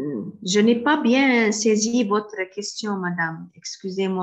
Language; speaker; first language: French; non-native, fluent; Arabic